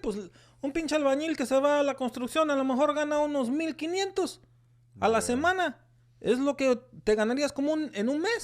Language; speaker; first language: Spanish; early bilingual, heritage; Spanish